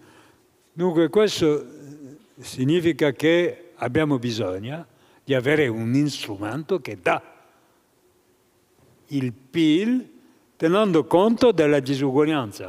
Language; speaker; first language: Italian; non-native, fluent; French